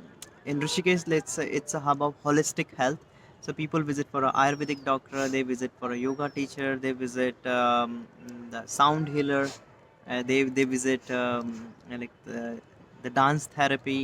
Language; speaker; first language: English; non-native, local second language; Hindi